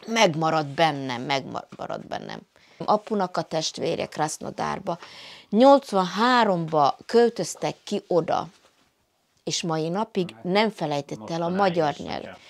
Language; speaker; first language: Hungarian; native; Hungarian